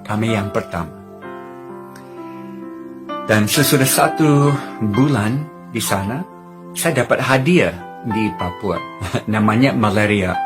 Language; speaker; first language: Indonesian; non-native, fluent; English